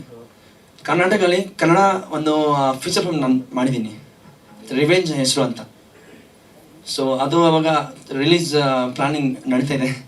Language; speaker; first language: Kannada; non-native, learner; Hindi